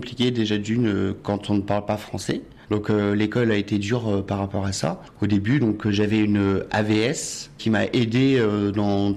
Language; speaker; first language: French; early bilingual, other home language; Latvian